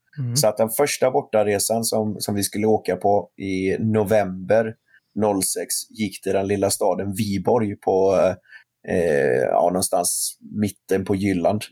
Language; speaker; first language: Swedish; native; Swedish